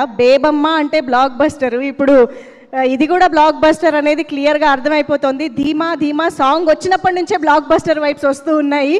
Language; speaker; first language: Telugu; native; Telugu